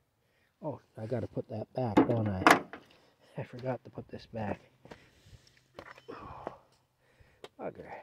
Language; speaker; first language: English; native; English